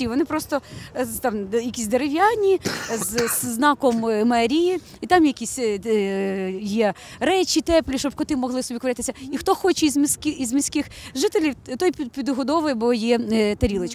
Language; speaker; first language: Ukrainian; native; Ukrainian